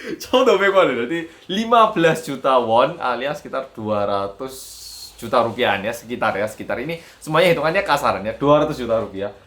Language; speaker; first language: Indonesian; early bilingual, other home language; Korean